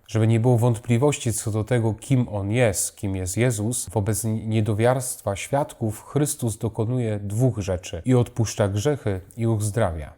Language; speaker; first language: Polish; native; Polish